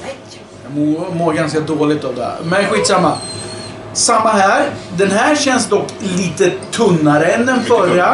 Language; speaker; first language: Swedish; native; Swedish